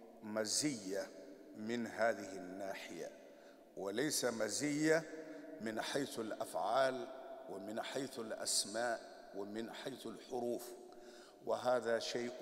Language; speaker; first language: Arabic; non-native, fluent; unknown